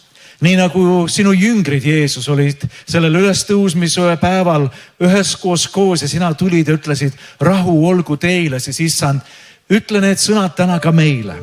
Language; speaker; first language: Estonian; native; Estonian